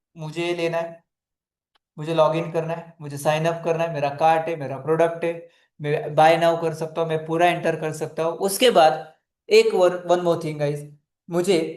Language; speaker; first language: Hindi; non-native, local second language; Marathi